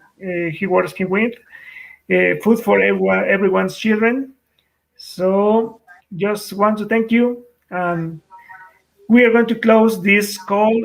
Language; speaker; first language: English; non-native, fluent; Spanish